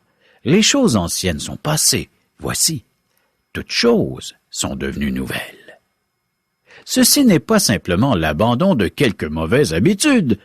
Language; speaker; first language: French; native; French